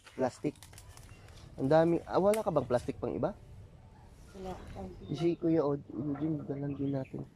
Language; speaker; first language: Filipino; non-native, local second language; Hiligaynon